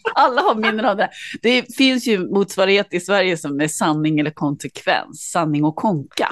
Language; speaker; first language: Swedish; native; Swedish